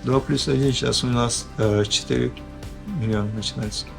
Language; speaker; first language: Russian; non-native, learner; Turkish